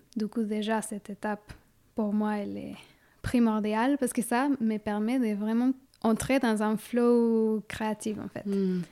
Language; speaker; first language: French; non-native, fluent; Spanish